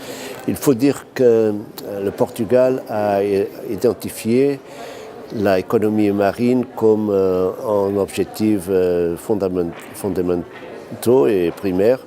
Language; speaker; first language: French; non-native, fluent; Portuguese